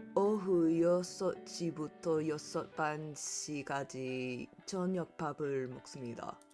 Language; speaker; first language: Korean; non-native, learner; English